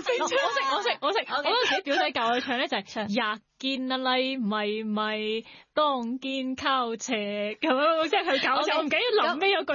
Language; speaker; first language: Cantonese; native; Cantonese